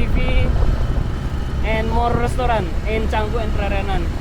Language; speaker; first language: English; non-native, learner; Indonesian